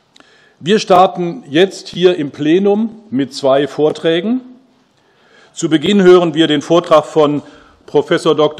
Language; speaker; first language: German; native; German